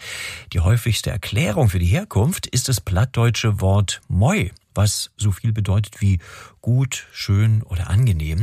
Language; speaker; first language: German; native; German